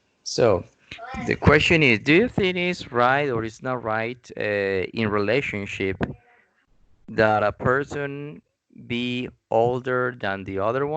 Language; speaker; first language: English; non-native, fluent; Spanish